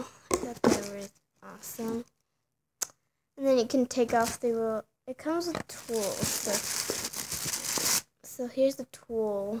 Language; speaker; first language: English; native; English